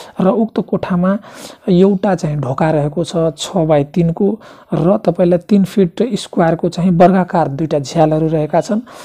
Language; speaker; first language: Nepali; non-native, local second language; Maithili